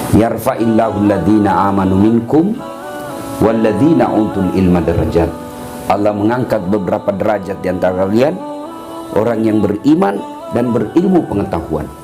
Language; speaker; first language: Indonesian; non-native, local second language; Buginese